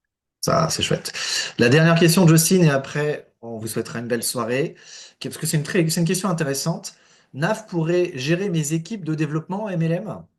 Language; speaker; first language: French; native; French